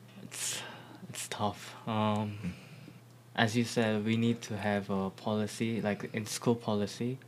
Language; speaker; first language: English; non-native, fluent; Korean